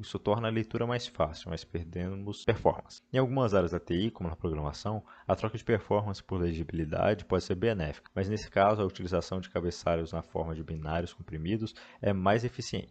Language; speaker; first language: Portuguese; native; Portuguese